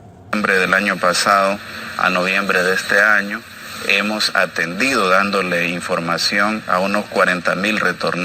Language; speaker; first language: Spanish; native; Spanish